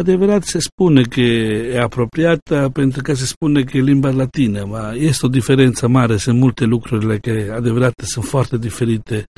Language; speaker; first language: Romanian; non-native, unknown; Italian